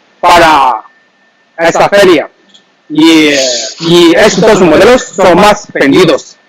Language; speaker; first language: Spanish; non-native, learner; Chinese